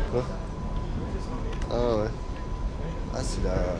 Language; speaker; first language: French; native; French